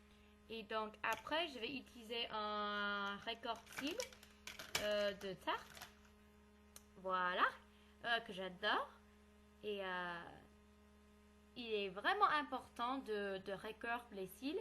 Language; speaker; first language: French; non-native, learner; English